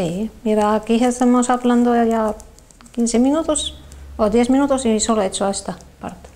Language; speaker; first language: Spanish; non-native, learner; Finnish